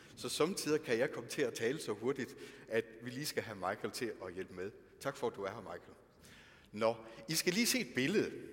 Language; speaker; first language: Danish; native; Danish